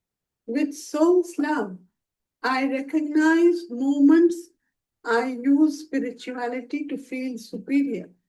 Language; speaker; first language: English; non-native, local second language; Hindi